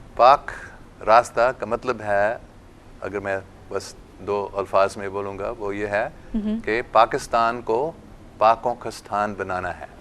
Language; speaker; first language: Urdu; non-native, local second language; English